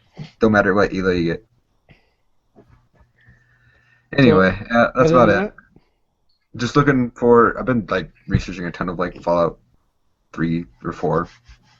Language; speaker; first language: English; native; English